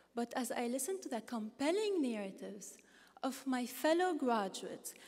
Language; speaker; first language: English; non-native, fluent; Arabic